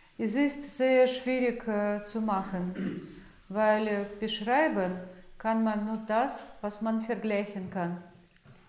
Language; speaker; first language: German; non-native, fluent; Russian